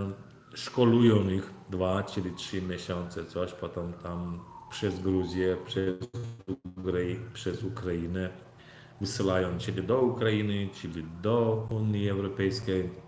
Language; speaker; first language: Polish; non-native, learner; Turkmen